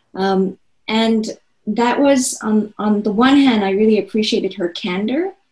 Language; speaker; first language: English; non-native, fluent; Korean